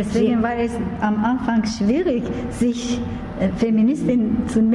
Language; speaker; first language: German; non-native, learner; Turkish